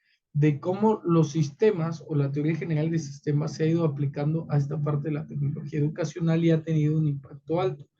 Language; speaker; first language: Spanish; native; Spanish